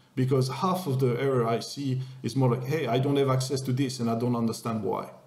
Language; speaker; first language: English; non-native, fluent; French